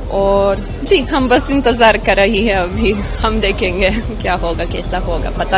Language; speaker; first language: Hindi; non-native, learner; Croatian